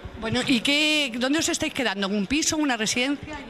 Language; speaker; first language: Spanish; native; Spanish